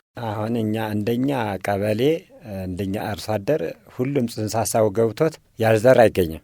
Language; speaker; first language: Amharic; native; Amharic